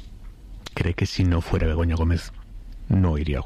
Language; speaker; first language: Spanish; native; Spanish